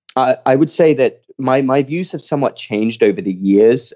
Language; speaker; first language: English; native; English